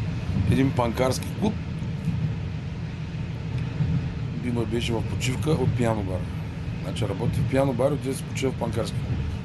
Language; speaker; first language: Bulgarian; native; Bulgarian